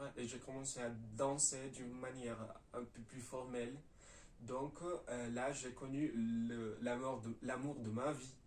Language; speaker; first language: French; non-native, learner; Spanish